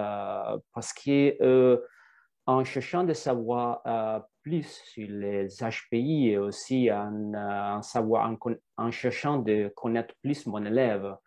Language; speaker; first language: French; non-native, fluent; Italian